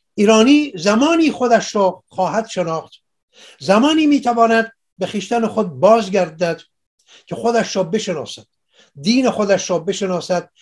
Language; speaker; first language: Persian; non-native, local second language; Assyrian Neo-Aramaic